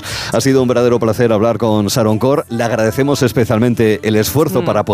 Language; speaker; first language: Spanish; native; Spanish